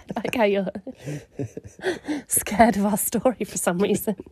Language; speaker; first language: English; native; English